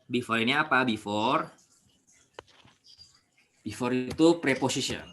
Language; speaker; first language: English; non-native, fluent; Indonesian